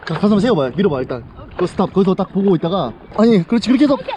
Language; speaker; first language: Korean; native; Korean